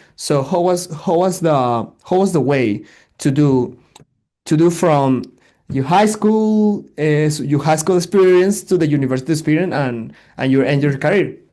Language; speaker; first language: English; non-native, learner; Spanish